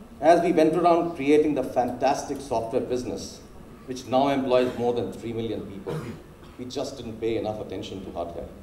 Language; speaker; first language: English; non-native, local second language; Hindi